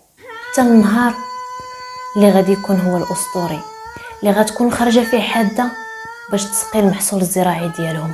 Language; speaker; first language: Arabic; native; Arabic